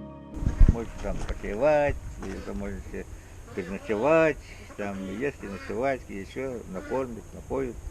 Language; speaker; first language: Russian; native; Russian